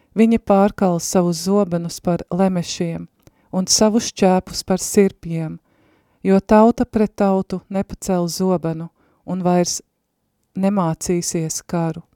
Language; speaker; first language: Latvian; native; Latvian